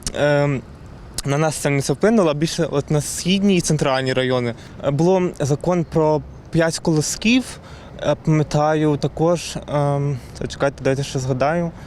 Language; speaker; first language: Ukrainian; native; Ukrainian